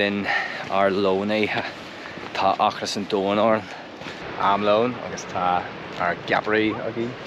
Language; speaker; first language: Irish; non-native, local second language; English